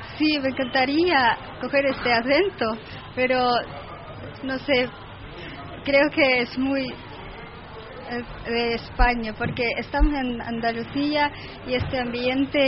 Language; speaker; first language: Spanish; non-native, learner; Russian